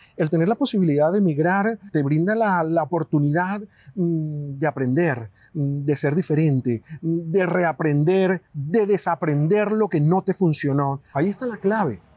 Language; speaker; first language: Spanish; native; Spanish